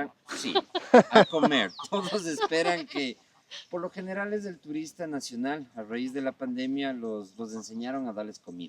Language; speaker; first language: Spanish; native; Spanish